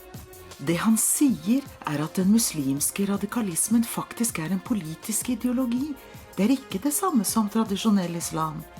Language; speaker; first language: Norwegian; early bilingual, heritage; Norwegian